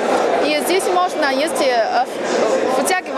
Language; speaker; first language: Russian; non-native, learner; Chinese